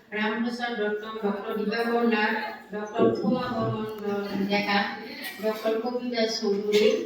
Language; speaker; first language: Assamese; native; Assamese